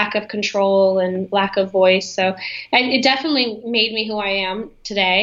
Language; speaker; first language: English; early bilingual, other home language; Russian